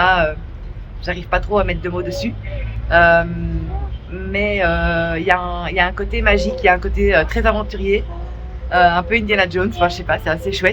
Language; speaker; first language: French; native; French